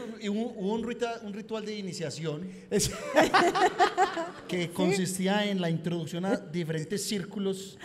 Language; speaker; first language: Spanish; native; Spanish